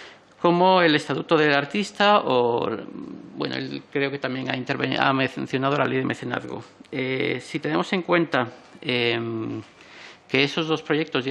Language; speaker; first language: Spanish; native; Spanish